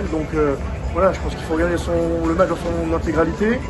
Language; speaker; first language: French; native; French